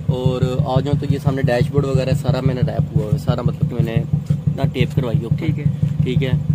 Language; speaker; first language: Urdu; non-native, local second language; Punjabi